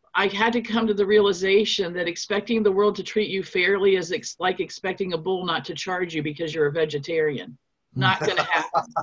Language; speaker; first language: English; non-native, fluent; German